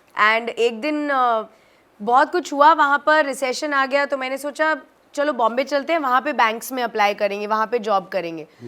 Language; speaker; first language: Hindi; native; Hindi